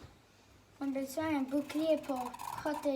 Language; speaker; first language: French; non-native, learner; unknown